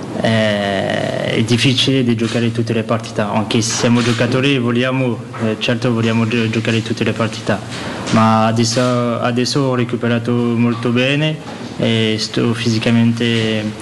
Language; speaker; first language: Italian; non-native, learner; French